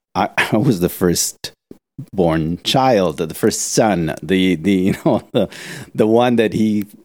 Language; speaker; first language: English; non-native, fluent; Italian